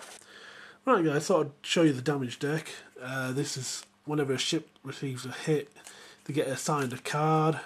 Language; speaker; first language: English; native; English